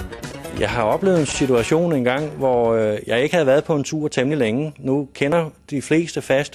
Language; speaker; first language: Danish; native; Danish